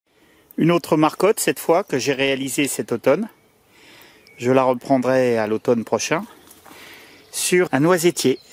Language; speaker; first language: French; native; French